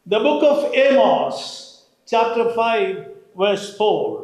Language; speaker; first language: English; non-native, local second language; Malayalam